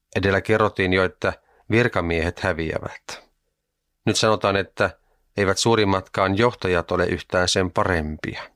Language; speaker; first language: Finnish; native; Finnish